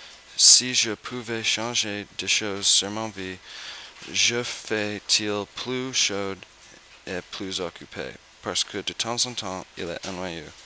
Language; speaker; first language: French; non-native, learner; English